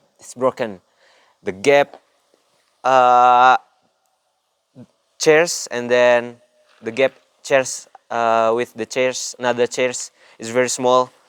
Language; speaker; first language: English; non-native, learner; Indonesian